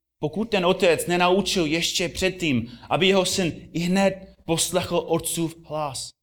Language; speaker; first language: Czech; non-native, fluent; English